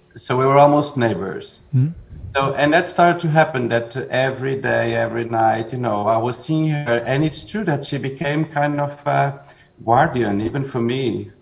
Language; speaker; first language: English; non-native, fluent; Portuguese